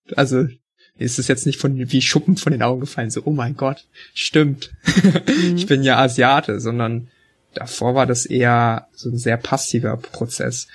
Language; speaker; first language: German; early bilingual, other home language; Korean